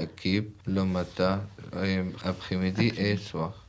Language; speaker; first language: French; non-native, learner; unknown